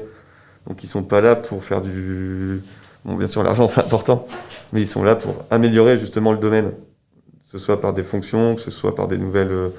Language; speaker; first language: French; native; French